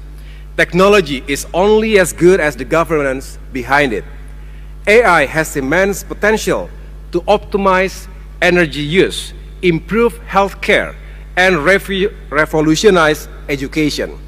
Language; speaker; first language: English; non-native, fluent; Indonesian